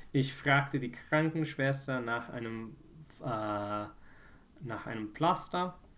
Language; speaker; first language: German; non-native, fluent; English